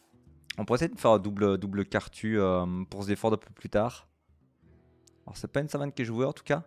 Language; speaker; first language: French; native; French